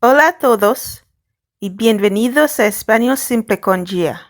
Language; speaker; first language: Spanish; non-native, fluent; English